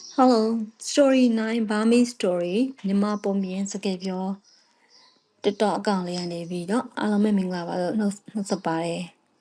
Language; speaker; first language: Burmese; native; Burmese